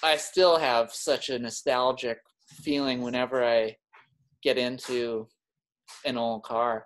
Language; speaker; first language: English; native; English